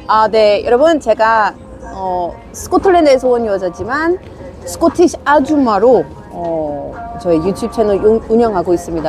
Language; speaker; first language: Korean; non-native, fluent; English